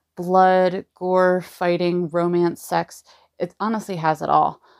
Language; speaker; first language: English; native; English